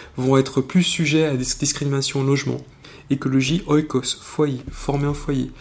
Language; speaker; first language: French; native; French